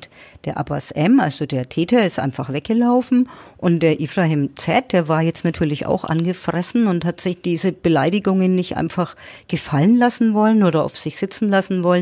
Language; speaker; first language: German; native; German